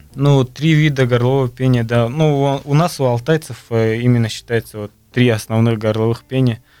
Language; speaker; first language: Russian; non-native, local second language; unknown